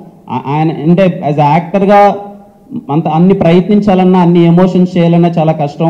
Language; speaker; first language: Telugu; native; Telugu